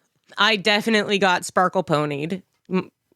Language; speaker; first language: English; native; English